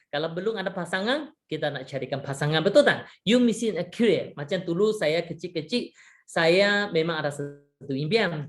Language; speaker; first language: Malay; non-native, fluent; Chinese